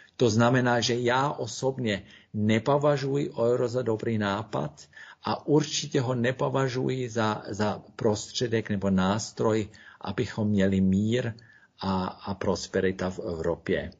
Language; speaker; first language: Czech; non-native, fluent; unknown